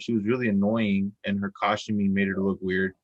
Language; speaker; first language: English; native; English